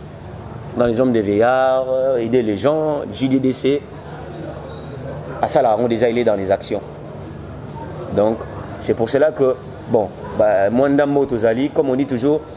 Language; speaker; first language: French; non-native, local second language; Lingala